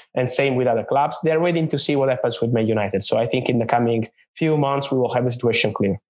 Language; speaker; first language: English; non-native, fluent; Italian